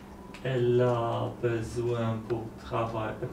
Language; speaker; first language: French; non-native, learner; Polish